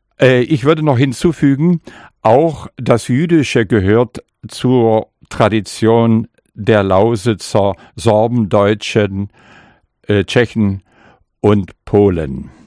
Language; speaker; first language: German; non-native, local second language; Upper Sorbian